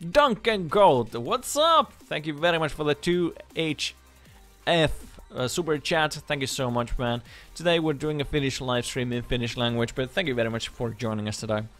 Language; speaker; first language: English; non-native, fluent; Finnish